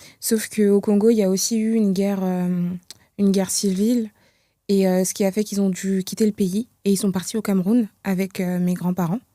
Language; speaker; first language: French; early bilingual, other home language; Kinyarwanda